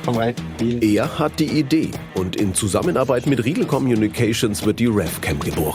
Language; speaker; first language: German; native; German